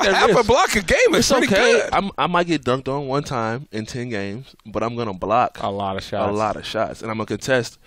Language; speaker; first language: English; native; English